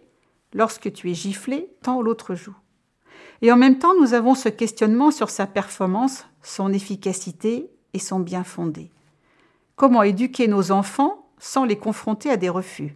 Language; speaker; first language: French; native; French